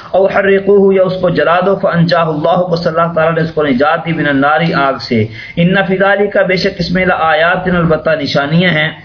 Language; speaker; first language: Urdu; non-native, local second language; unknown